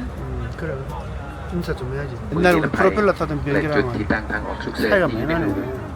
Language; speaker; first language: Korean; native; Korean